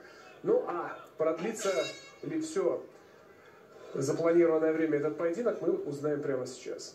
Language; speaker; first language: Russian; native; Russian